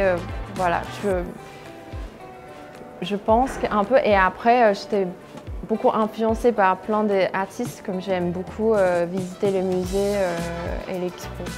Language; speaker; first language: French; non-native, fluent; Chinese